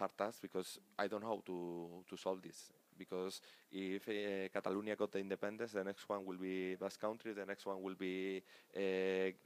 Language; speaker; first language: English; non-native, fluent; Spanish